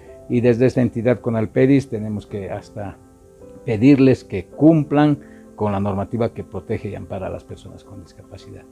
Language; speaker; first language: Spanish; native; Spanish